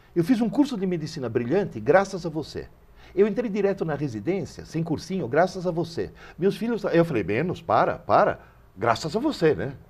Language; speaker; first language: Portuguese; early bilingual, other home language; Italian